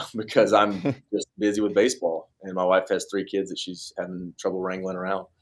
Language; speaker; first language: English; native; English